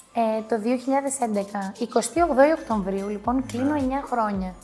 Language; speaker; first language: Greek; early bilingual, heritage; Greek